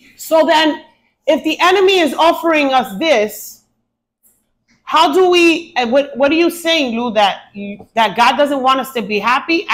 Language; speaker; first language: English; early bilingual, other home language; Spanish